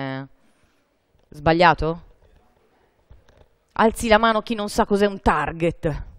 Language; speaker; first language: Italian; native; Italian